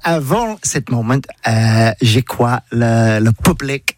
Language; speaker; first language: French; non-native, learner; English